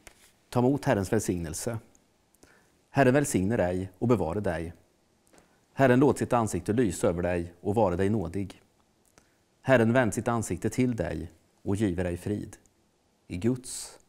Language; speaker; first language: Swedish; native; Swedish